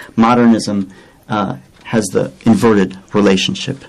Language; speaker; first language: English; native; English